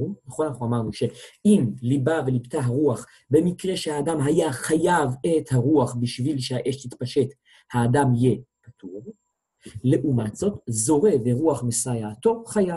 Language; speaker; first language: Hebrew; native; Hebrew